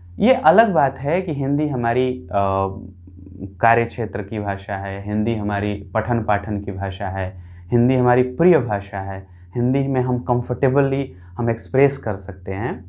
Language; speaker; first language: Hindi; non-native, local second language; Bhojpuri